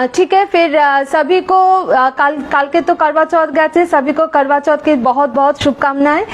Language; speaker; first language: Hindi; non-native, local second language; Bangla